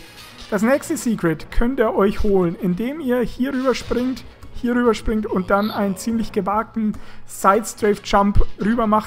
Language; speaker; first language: German; native; German